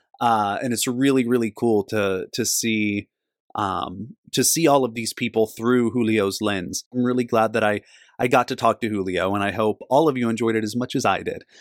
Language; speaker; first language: English; native; English